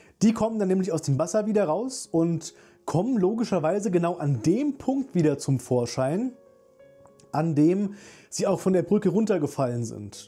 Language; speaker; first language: German; native; German